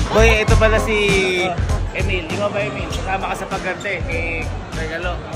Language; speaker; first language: Filipino; native; Filipino